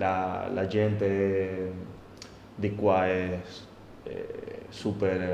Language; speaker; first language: Italian; non-native, learner; Spanish